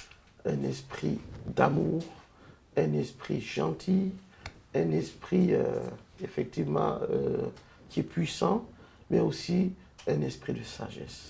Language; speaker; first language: French; non-native, local second language; Lingala